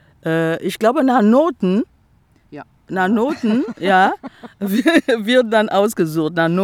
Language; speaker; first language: German; non-native, fluent; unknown